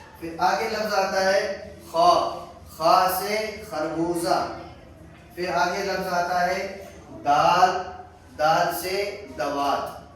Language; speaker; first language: Urdu; native; Urdu